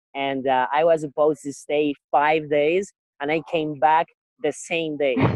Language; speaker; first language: English; non-native, fluent; Spanish